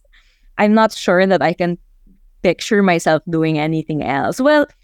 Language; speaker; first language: English; non-native, local second language; Chavacano